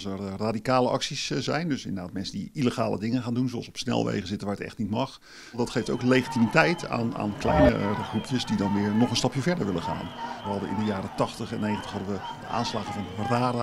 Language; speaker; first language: Dutch; native; Dutch